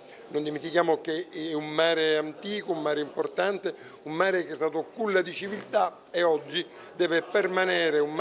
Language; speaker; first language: Italian; native; Italian